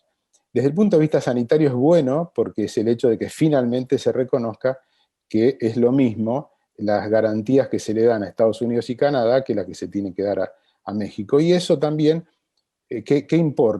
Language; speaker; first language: Spanish; native; Spanish